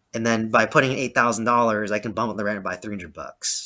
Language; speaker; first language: English; native; English